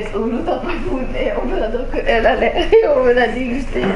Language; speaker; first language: French; native; French